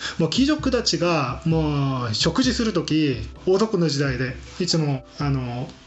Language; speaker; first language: Japanese; non-native, fluent; Korean